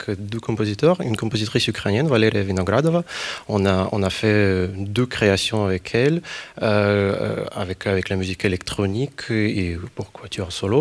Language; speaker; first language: French; non-native, fluent; Ukrainian